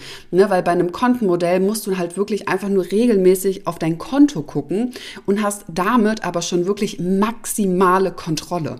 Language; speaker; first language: German; native; German